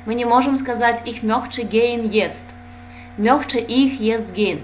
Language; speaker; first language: German; non-native, fluent; Russian